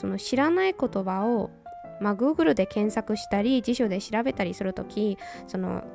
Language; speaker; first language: Japanese; non-native, fluent; Burmese